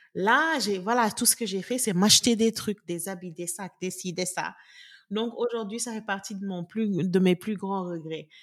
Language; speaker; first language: French; non-native, local second language; Wolof